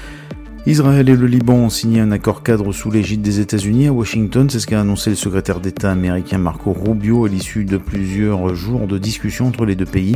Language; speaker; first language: French; native; French